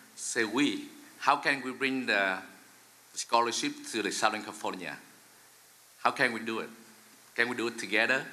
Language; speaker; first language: English; non-native, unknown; Vietnamese